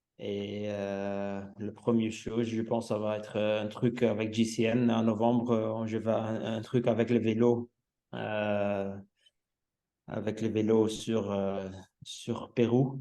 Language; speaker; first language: French; non-native, local second language; Dutch